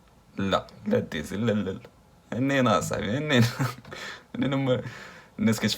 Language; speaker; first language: Arabic; native; Arabic